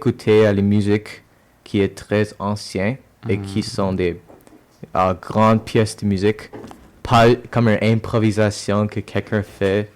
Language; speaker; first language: French; non-native, local second language; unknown